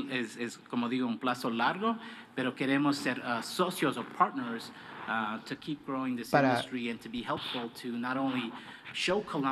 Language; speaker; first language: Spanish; non-native, fluent; English